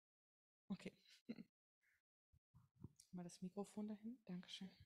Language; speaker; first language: German; native; German